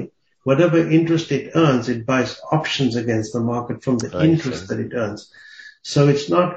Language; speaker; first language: English; native; English